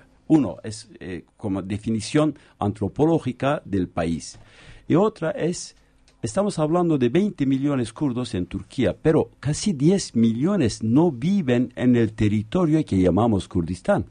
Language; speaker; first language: Spanish; non-native, fluent; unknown